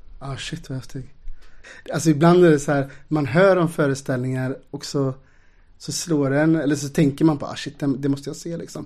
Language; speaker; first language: Swedish; native; Swedish